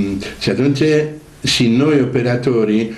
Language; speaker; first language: Romanian; non-native, learner; Italian